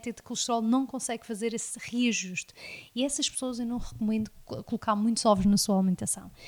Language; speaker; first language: Portuguese; early bilingual, heritage; Portuguese